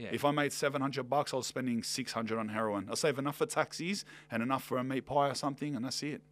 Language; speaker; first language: English; native; English